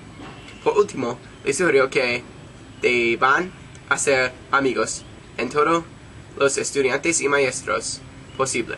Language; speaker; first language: Spanish; non-native, learner; English